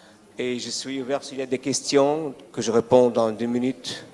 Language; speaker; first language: French; non-native, fluent; Arabic